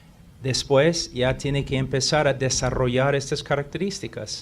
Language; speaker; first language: Spanish; non-native, fluent; English